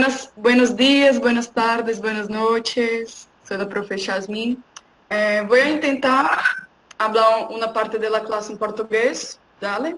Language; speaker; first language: Spanish; non-native, fluent; Portuguese